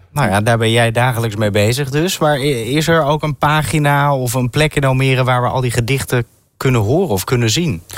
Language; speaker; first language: Dutch; native; Dutch